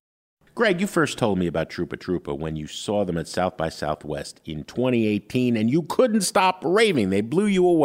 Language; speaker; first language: English; native; English